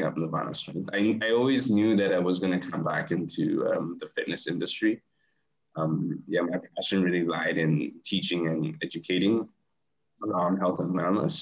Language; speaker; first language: English; non-native, local second language; Chinese